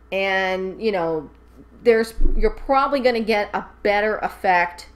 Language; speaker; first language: English; native; English